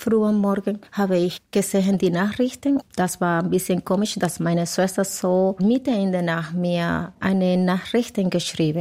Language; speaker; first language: German; non-native, learner; Spanish